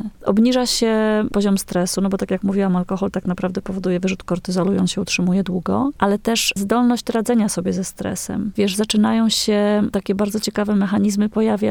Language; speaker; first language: Polish; native; Polish